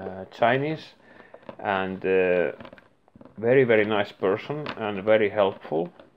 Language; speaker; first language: English; non-native, fluent; Finnish